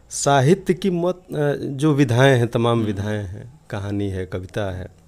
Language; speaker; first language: Hindi; native; Hindi